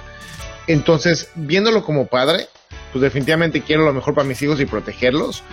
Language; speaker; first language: Spanish; native; Spanish